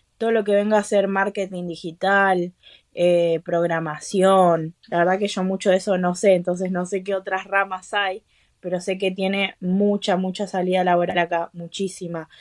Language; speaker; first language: Spanish; native; Spanish